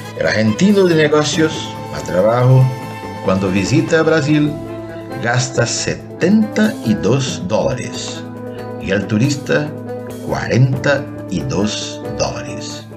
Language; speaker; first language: Spanish; non-native, fluent; Portuguese